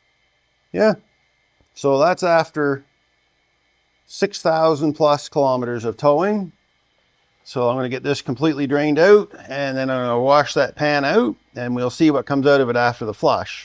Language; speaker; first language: English; native; English